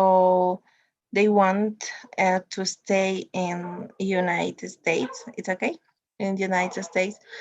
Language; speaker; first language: English; non-native, learner; Spanish